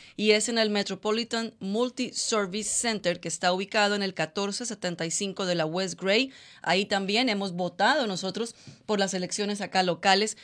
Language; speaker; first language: English; non-native, fluent; Spanish